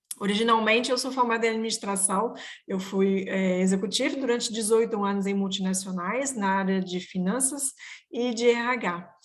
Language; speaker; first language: Portuguese; non-native, fluent; French